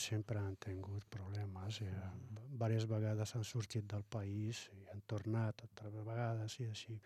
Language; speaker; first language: Catalan; non-native, fluent; Arabic